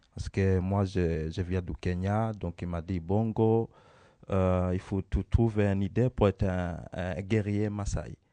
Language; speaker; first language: French; non-native, learner; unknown